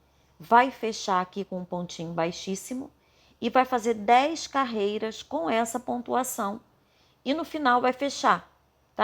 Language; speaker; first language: Portuguese; native; Portuguese